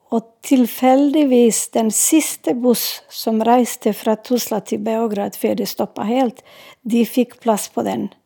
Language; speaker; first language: Norwegian; non-native, fluent; Serbian